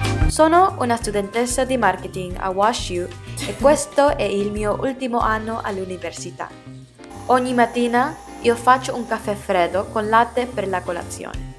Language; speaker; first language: Italian; non-native, learner; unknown